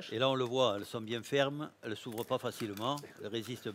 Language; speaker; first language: French; native; French